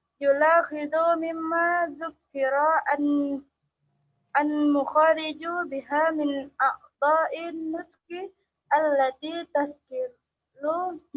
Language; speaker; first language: Arabic; non-native, learner; Indonesian